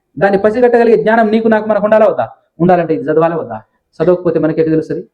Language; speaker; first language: Telugu; non-native, local second language; Lambadi